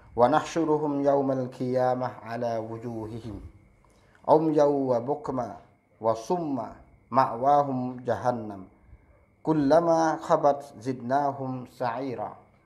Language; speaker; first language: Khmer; non-native, local second language; Eastern Cham